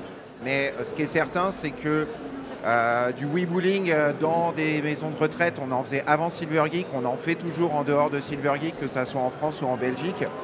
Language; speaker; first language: French; native; French